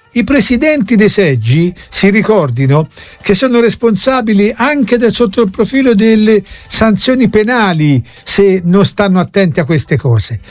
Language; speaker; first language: Italian; native; Italian